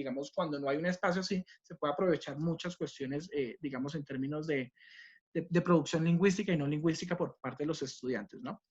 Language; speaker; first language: Spanish; native; Spanish